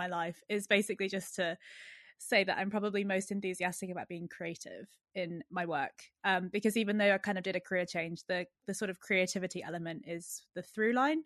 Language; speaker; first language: English; native; English